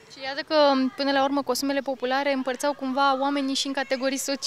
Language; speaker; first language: Romanian; native; Romanian